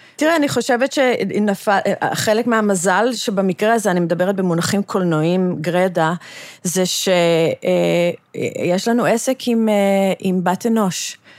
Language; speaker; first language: Hebrew; early bilingual, other home language; English